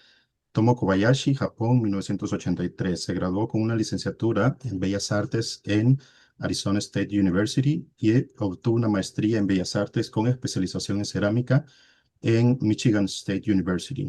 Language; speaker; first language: Spanish; native; Spanish